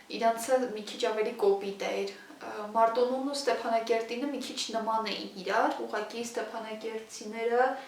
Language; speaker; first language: Armenian; native; Armenian